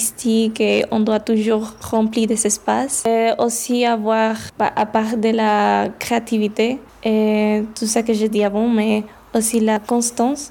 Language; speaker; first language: French; early bilingual, other home language; Spanish